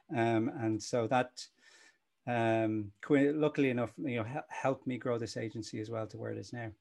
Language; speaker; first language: English; native; English